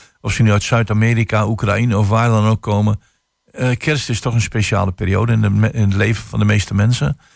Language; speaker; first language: Dutch; native; Dutch